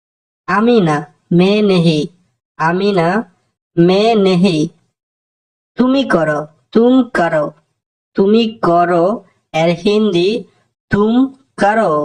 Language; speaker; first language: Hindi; non-native, fluent; Bangla